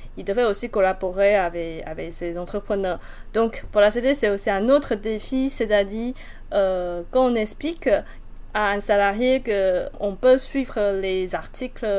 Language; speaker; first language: French; non-native, fluent; Chinese